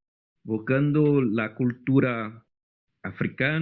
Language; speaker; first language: Spanish; non-native, fluent; Portuguese